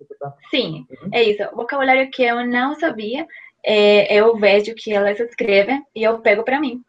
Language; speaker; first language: Portuguese; non-native, fluent; Spanish